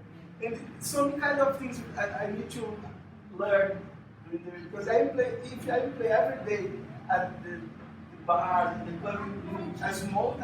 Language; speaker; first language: English; non-native, fluent; Portuguese